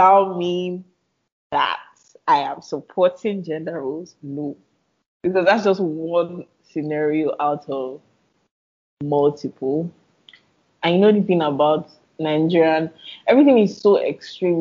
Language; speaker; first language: English; non-native, local second language; Yoruba